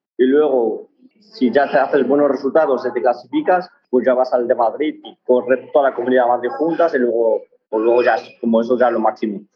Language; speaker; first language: Spanish; early bilingual, other home language; Arabic